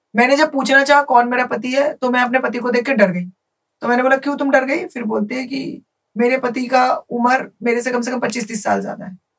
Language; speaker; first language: Hindi; non-native, local second language; Bangla